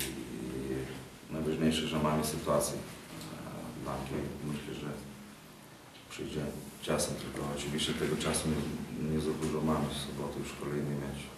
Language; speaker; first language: Polish; non-native, fluent; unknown